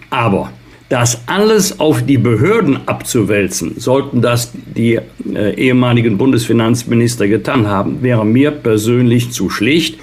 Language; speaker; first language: German; native; German